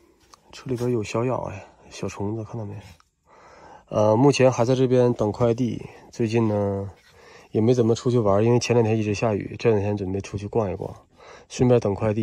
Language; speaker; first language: Chinese; native; Chinese